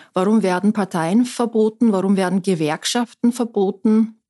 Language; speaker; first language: German; non-native, fluent; Turkish